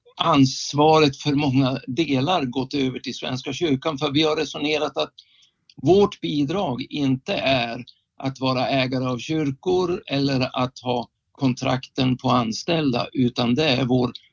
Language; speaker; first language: Swedish; native; Swedish